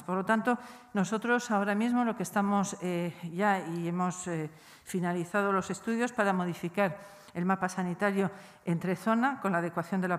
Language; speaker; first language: Spanish; native; Spanish